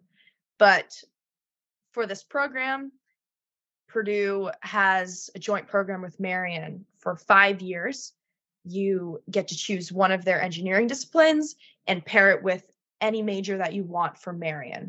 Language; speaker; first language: English; native; English